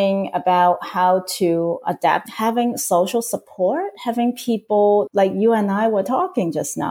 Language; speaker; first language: English; non-native, local second language; Cantonese